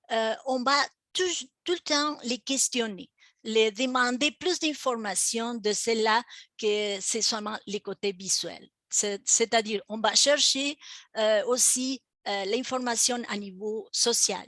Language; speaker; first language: French; non-native, fluent; Spanish